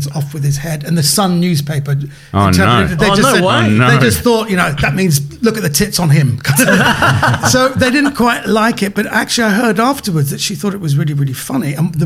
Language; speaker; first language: English; native; English